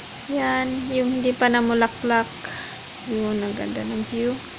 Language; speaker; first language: Filipino; native; Filipino